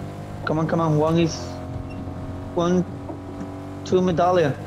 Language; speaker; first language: English; non-native, learner; Spanish